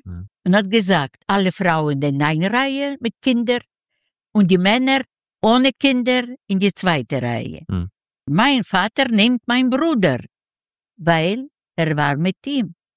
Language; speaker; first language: German; non-native, learner; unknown